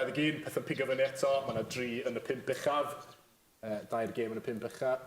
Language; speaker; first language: Welsh; native; Welsh